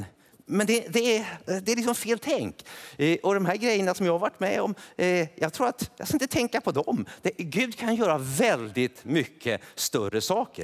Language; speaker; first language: Swedish; native; Swedish